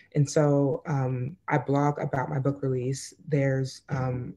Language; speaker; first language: English; native; English